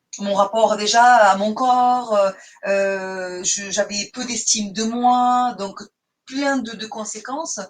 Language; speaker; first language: French; non-native, fluent; Portuguese